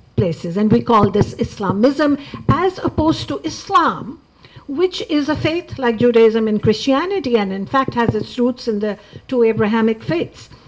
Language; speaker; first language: English; non-native, local second language; Urdu